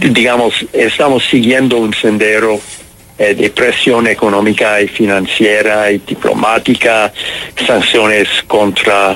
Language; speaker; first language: Spanish; non-native, fluent; English